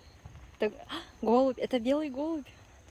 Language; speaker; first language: Russian; non-native, local second language; Tuvinian